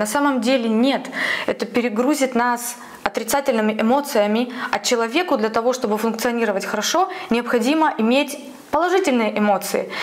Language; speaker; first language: Russian; native; Russian